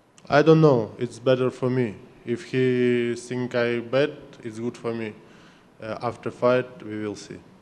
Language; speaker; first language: English; non-native, learner; Russian